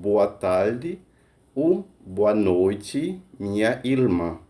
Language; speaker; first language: Portuguese; non-native, fluent; Haitian Creole